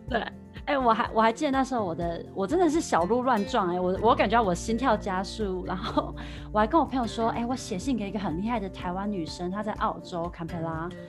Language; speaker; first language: Chinese; native; Chinese